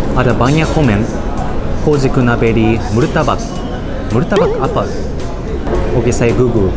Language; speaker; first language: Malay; non-native, learner; Japanese